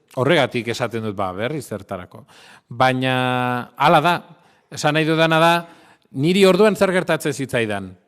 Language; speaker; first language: Basque; non-native, local second language; Spanish